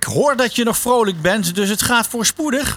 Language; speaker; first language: Dutch; native; Dutch